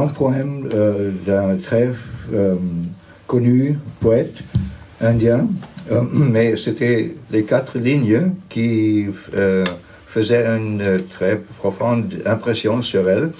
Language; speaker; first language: French; non-native, fluent; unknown